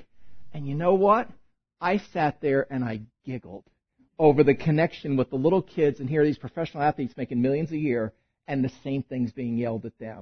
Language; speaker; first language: English; native; English